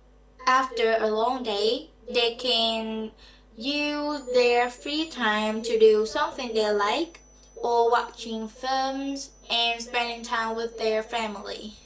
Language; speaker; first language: English; non-native, learner; Vietnamese